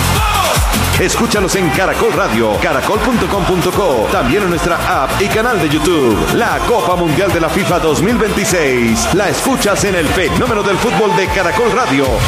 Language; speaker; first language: Spanish; native; Spanish